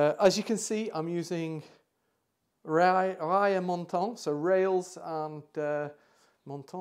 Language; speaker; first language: English; native; English